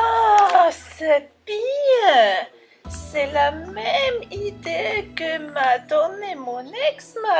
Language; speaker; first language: French; non-native, learner; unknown